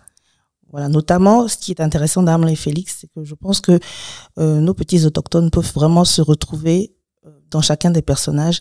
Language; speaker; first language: French; native; French